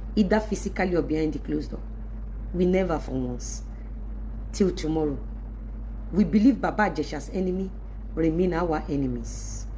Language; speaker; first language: English; non-native, local second language; Yoruba